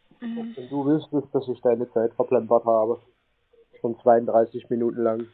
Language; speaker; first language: German; native; German